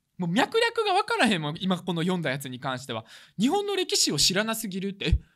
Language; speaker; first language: Japanese; early bilingual, other home language; Russian